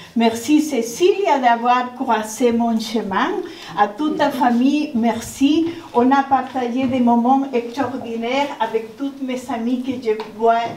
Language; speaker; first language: French; non-native, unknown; Spanish